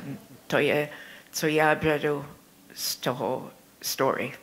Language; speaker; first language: Czech; early bilingual, heritage; Czech